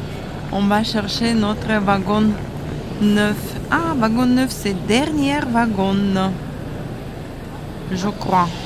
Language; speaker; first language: French; non-native, fluent; Russian